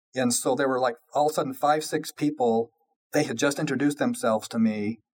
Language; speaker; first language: English; native; English